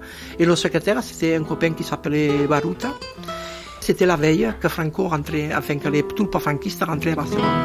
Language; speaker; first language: French; non-native, fluent; Catalan